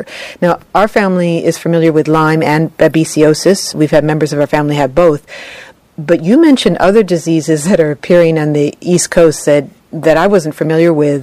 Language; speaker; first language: English; native; English